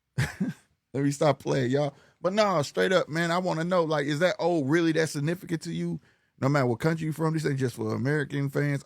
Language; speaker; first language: English; native; English